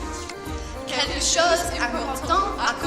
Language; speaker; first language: French; non-native, learner; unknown